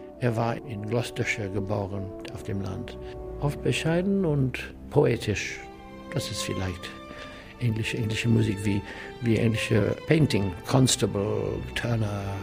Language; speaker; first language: German; non-native, learner; English